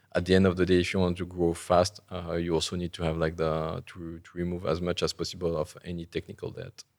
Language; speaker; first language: English; non-native, fluent; French